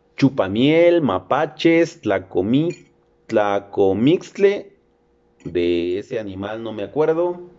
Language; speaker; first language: Spanish; native; Spanish